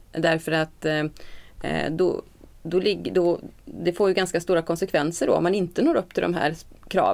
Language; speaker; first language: Swedish; native; Swedish